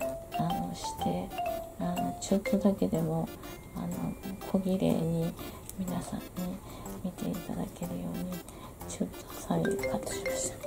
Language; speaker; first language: Japanese; native; Japanese